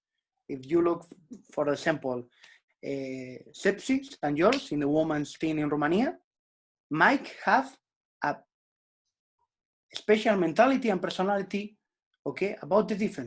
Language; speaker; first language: English; non-native, learner; Spanish